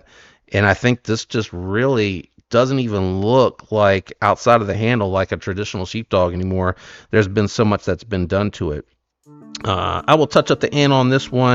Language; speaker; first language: English; native; English